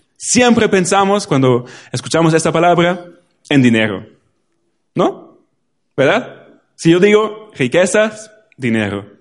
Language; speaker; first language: Spanish; non-native, fluent; German